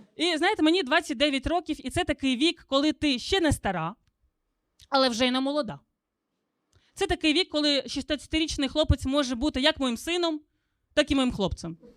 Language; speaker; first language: Ukrainian; non-native, local second language; Russian